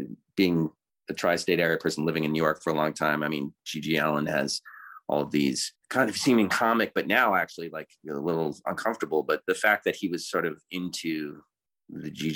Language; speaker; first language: English; native; English